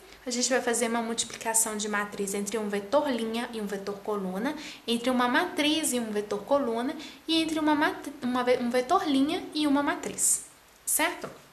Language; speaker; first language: Portuguese; native; Portuguese